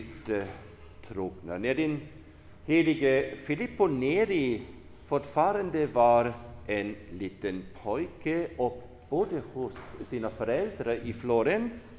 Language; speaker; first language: Swedish; non-native, fluent; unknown